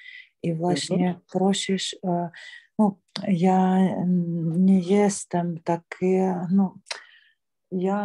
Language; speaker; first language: Polish; non-native, learner; Ukrainian